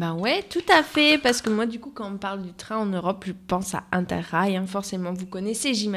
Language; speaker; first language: French; native; French